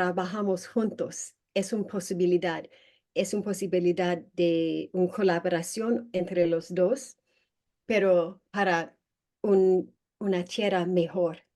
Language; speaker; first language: Spanish; non-native, learner; English